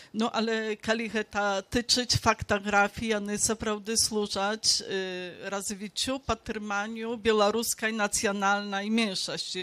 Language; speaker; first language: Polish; non-native, local second language; Belarusian